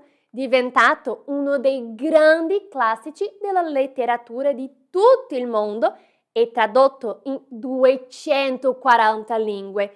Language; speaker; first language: Italian; non-native, fluent; Portuguese